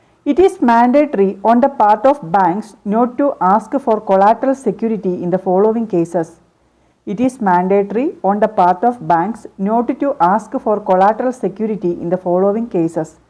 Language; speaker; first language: English; non-native, local second language; Malayalam